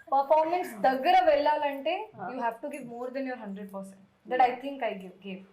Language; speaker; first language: Telugu; non-native, fluent; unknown